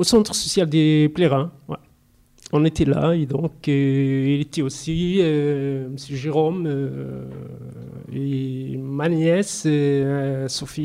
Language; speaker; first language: French; non-native, learner; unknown